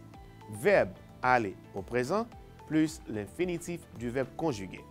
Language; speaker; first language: French; non-native, fluent; Spanish